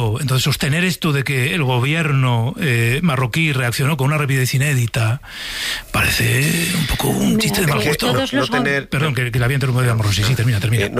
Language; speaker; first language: Spanish; native; Spanish